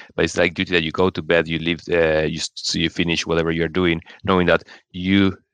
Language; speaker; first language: English; non-native, fluent; Spanish